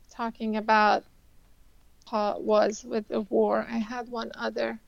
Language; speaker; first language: English; early bilingual, other home language; Persian